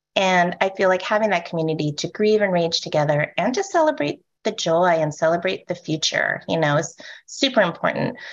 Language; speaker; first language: English; native; English